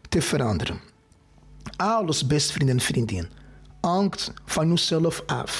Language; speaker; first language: Dutch; non-native, fluent; Portuguese